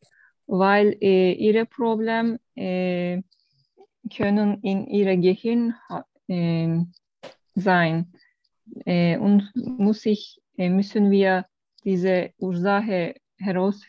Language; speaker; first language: German; non-native, learner; Turkish